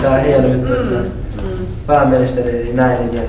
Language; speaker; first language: Finnish; non-native, learner; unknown